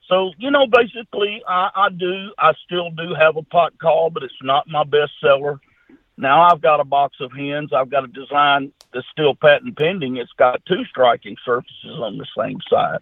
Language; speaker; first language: English; native; English